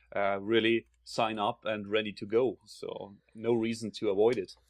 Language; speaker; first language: English; non-native, fluent; German